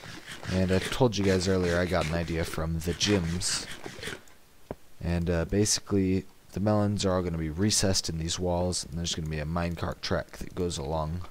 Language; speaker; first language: English; native; English